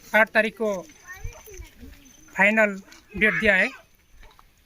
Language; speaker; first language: Hindi; non-native, local second language; Nepali